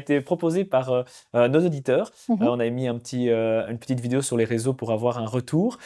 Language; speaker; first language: French; native; French